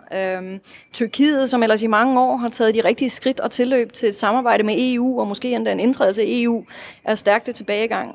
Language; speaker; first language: Danish; non-native, fluent; Russian